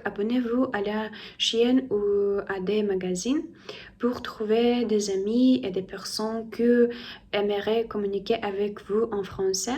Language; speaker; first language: French; non-native, learner; Russian